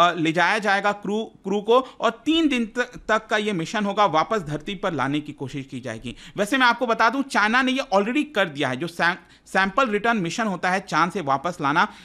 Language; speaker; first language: Hindi; native; Hindi